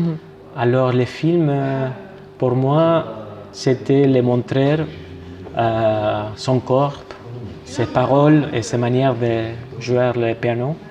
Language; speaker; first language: French; non-native, fluent; Spanish